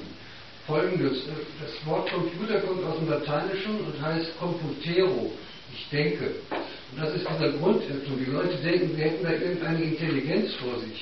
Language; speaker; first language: German; native; German